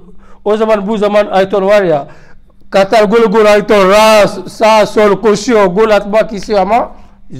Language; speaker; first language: Turkish; non-native, learner; French